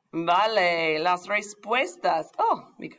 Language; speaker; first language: Spanish; non-native, fluent; English